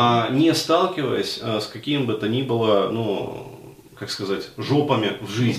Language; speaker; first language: Russian; native; Russian